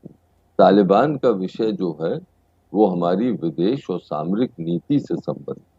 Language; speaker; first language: Hindi; native; Hindi